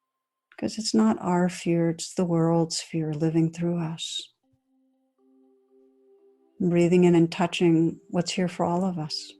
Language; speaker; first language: English; native; English